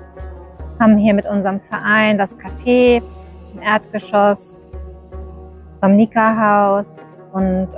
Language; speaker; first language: German; early bilingual, other home language; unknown